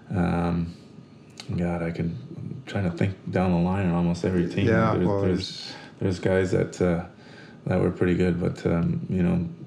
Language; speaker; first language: English; native; English